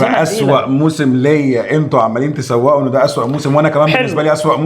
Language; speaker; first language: Arabic; native; Arabic